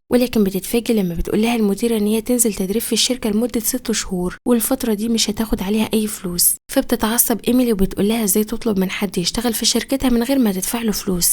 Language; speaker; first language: Arabic; native; Arabic